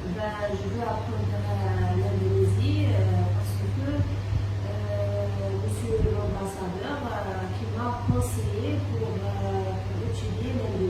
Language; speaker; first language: French; non-native, local second language; Arabic